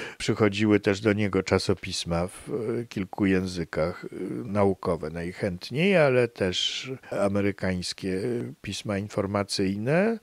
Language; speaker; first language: Polish; native; Polish